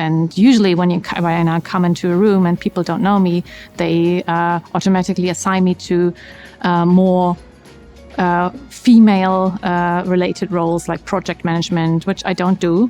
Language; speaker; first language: English; non-native, fluent; German